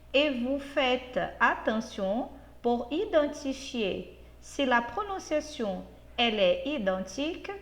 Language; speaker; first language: French; non-native, fluent; Portuguese